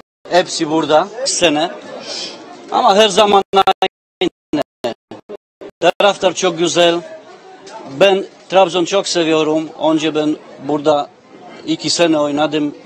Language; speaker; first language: Turkish; non-native, learner; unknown